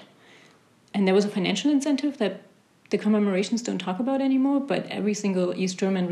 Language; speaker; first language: English; non-native, fluent; German